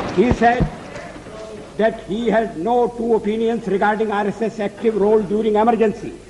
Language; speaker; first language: English; non-native, local second language; Hindi